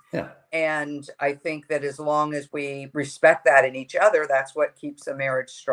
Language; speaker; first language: English; native; English